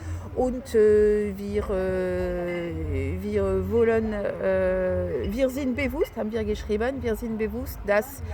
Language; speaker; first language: German; non-native, fluent; French